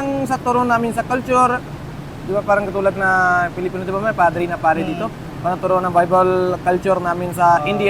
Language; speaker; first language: Filipino; non-native, learner; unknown